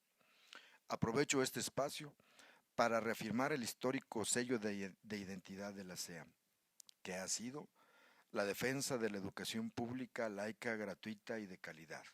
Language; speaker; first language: Spanish; native; Spanish